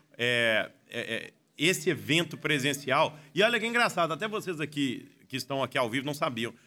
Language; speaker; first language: Portuguese; native; Portuguese